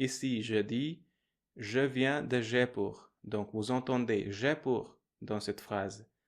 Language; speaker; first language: French; non-native, fluent; Hindi